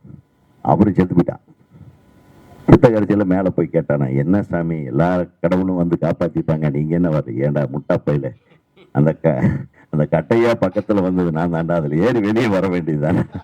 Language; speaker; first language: Tamil; native; Tamil